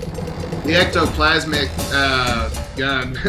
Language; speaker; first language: English; native; English